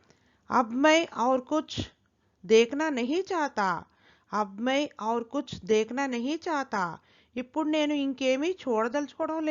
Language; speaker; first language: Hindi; non-native, local second language; Telugu